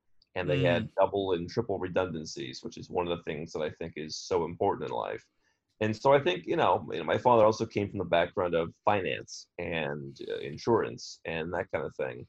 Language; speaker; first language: English; native; English